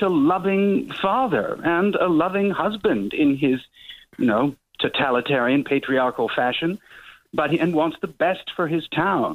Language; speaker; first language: English; native; English